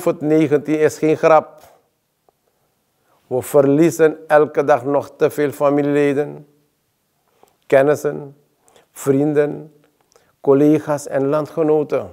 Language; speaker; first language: Dutch; native; Dutch